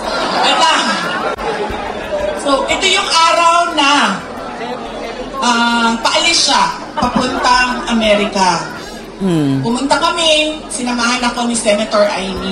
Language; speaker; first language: Filipino; non-native, local second language; Cebuano